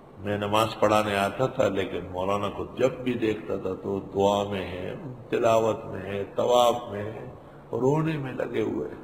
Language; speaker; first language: Urdu; non-native, local second language; Pashto